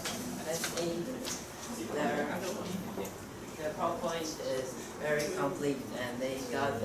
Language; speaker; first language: English; non-native, learner; Chinese